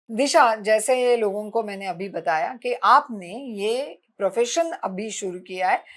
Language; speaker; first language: Hindi; non-native, local second language; Marathi